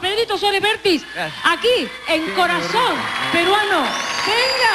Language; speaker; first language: Spanish; native; Spanish